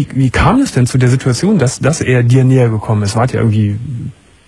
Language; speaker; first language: German; native; German